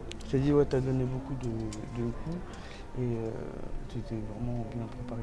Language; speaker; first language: French; native; French